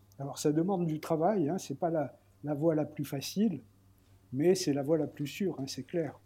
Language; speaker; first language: French; native; French